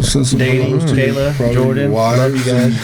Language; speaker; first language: English; native; English